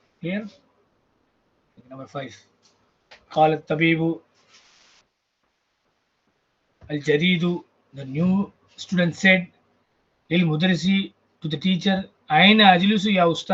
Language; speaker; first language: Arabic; non-native, fluent; Tamil